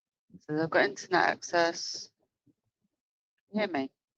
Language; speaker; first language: English; native; English